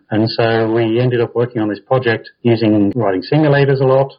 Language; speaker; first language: English; native; English